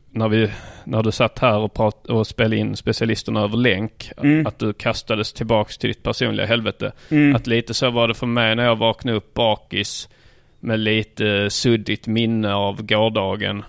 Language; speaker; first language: Swedish; native; Swedish